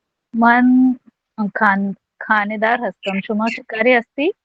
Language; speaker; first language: Persian; non-native, learner; Urdu